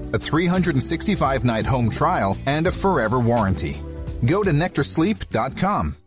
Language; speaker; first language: English; native; English